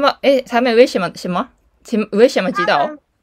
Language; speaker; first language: Chinese; non-native, learner; Japanese